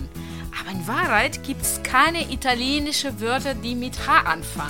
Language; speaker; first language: German; non-native, fluent; Italian